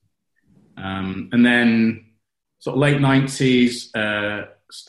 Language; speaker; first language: English; native; English